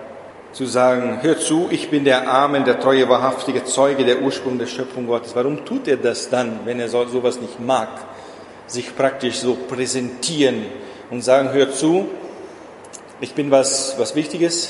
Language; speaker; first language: German; non-native, fluent; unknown